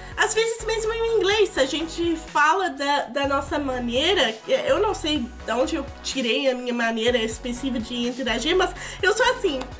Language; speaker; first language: Portuguese; non-native, fluent; English